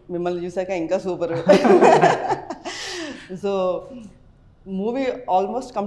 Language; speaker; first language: Telugu; native; Telugu